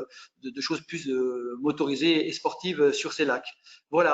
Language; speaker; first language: French; native; French